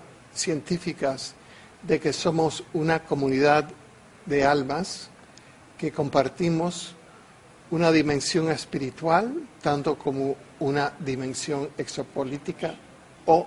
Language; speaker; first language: Spanish; non-native, fluent; English